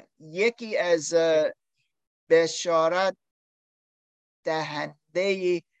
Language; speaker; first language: Persian; non-native, learner; English